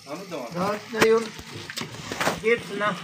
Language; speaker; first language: Filipino; non-native, learner; Punjabi